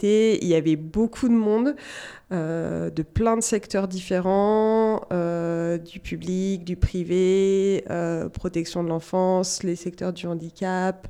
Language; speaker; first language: French; native; French